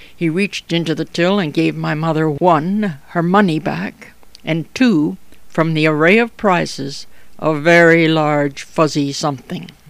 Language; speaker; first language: English; native; English